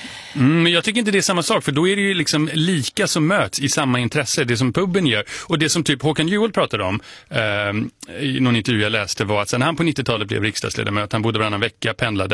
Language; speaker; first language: Swedish; native; Swedish